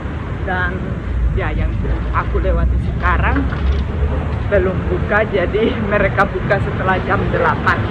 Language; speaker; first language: Indonesian; non-native, fluent; Spanish